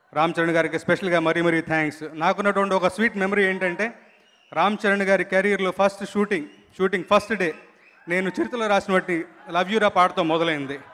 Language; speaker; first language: Telugu; native; Telugu